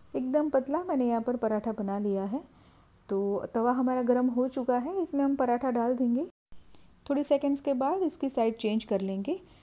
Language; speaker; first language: Hindi; non-native, local second language; Gujarati